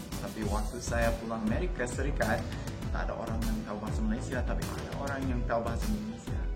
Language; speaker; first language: Indonesian; non-native, fluent; English